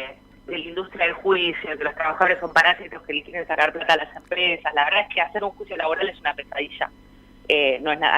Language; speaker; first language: Spanish; native; Spanish